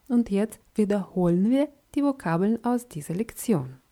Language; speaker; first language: German; non-native, fluent; Russian